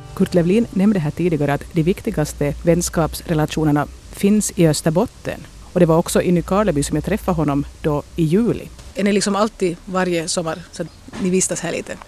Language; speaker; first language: Swedish; native; Swedish